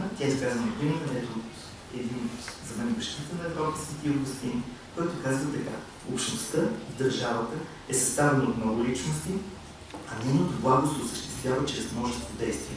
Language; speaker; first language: Bulgarian; native; Bulgarian